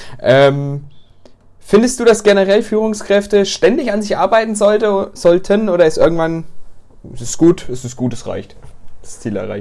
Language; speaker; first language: German; native; German